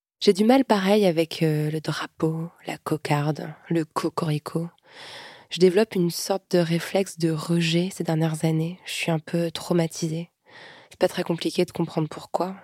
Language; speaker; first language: French; native; French